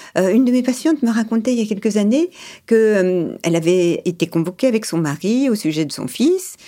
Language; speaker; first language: French; early bilingual, other home language; English